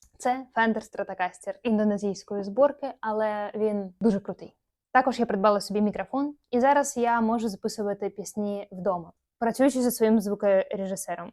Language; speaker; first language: Ukrainian; non-native, local second language; Russian